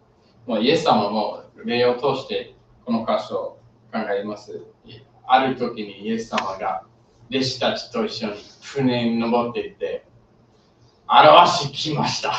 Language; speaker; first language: Japanese; non-native, fluent; English